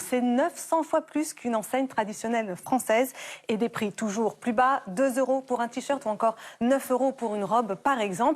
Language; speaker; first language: French; native; French